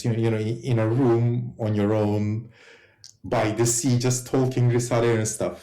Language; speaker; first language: English; non-native, fluent; Turkish